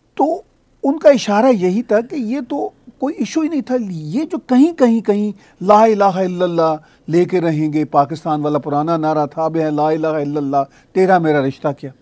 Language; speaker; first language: Urdu; native; Urdu